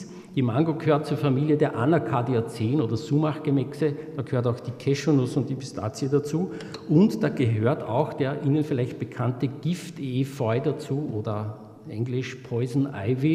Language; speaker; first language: German; native; German